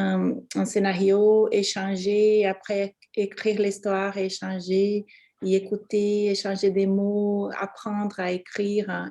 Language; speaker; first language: French; non-native, fluent; Portuguese